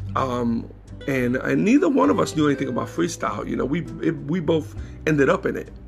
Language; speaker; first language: English; native; English